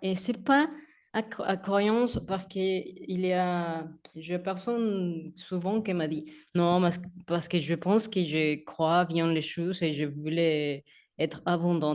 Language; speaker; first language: French; non-native, learner; Spanish